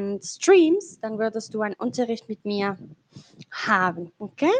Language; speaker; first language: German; non-native, learner; Spanish